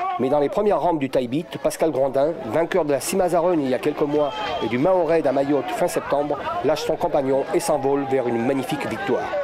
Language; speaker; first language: French; native; French